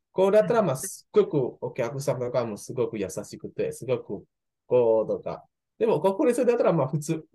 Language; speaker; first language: Japanese; non-native, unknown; Indonesian